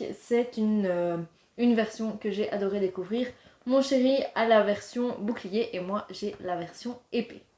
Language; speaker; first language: French; native; French